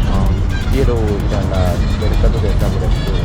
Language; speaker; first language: Spanish; non-native, learner; Korean